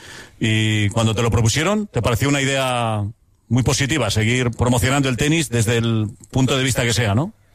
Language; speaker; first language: Spanish; native; Spanish